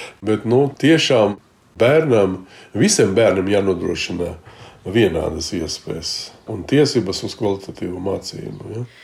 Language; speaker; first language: Latvian; non-native, local second language; Russian